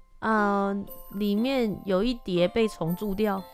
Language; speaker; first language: Chinese; native; Chinese